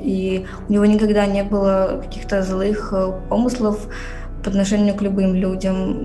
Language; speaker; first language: Russian; native; Russian